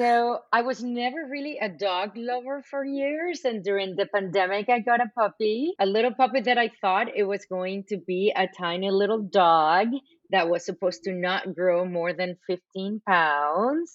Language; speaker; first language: English; non-native, fluent; Spanish